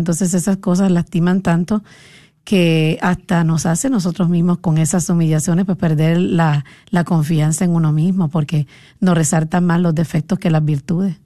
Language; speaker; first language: Spanish; native; Spanish